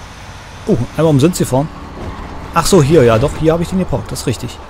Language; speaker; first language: German; native; German